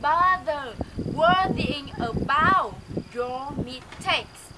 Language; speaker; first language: English; non-native, learner; Vietnamese